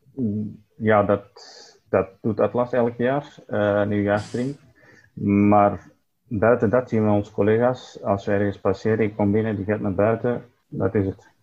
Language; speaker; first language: Dutch; non-native, fluent; Turkish